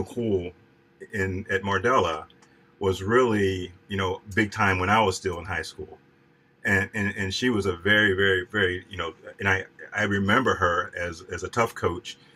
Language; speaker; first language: English; native; English